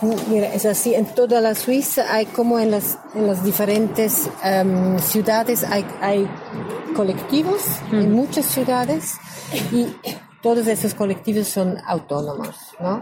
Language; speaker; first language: Spanish; non-native, learner; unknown